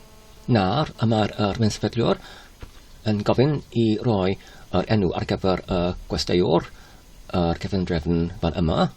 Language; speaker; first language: Welsh; non-native, learner; Polish